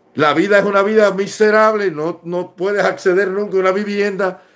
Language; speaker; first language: Spanish; native; Spanish